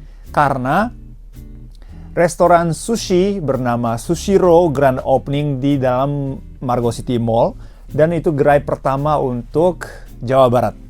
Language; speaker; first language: Indonesian; non-native, fluent; Japanese